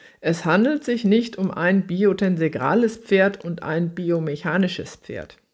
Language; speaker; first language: German; native; German